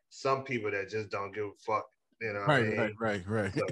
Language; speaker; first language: English; native; English